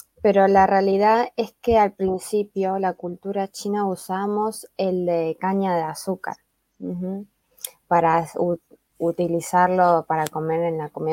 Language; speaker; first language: Spanish; early bilingual, other home language; Chinese